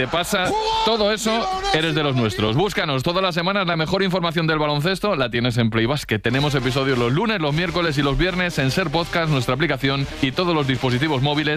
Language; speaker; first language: Spanish; native; Spanish